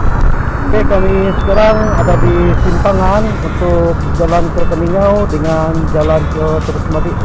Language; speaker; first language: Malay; non-native, local second language; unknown